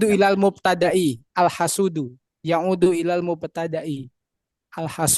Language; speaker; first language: Arabic; non-native, learner; Indonesian